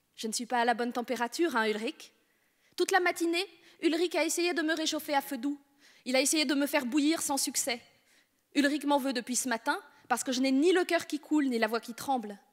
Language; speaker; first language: French; native; French